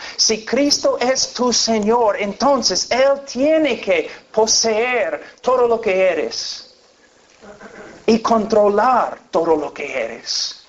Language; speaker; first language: Spanish; non-native, fluent; English